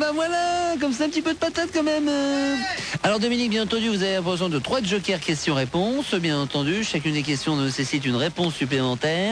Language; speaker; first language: French; native; French